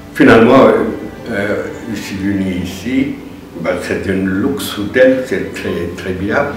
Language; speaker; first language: French; non-native, learner; Bangla